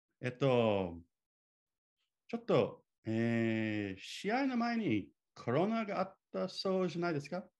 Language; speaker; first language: Japanese; non-native, learner; English